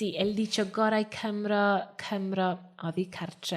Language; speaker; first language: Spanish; non-native, learner; Welsh